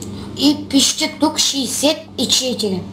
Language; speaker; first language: Bulgarian; native; Bulgarian